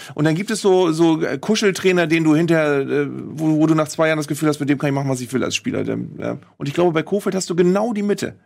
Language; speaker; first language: German; native; German